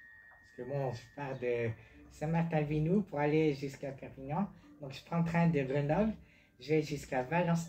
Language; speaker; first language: French; native; French